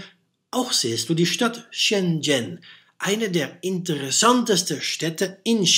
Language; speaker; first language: German; non-native, fluent; Dutch